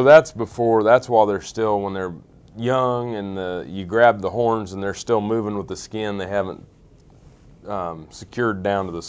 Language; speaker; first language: English; native; English